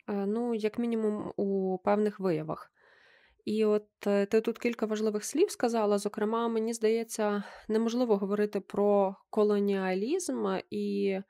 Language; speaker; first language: Ukrainian; native; Ukrainian